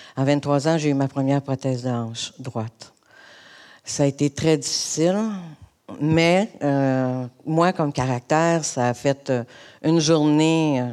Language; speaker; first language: French; native; French